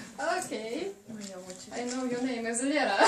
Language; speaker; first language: English; non-native, fluent; Russian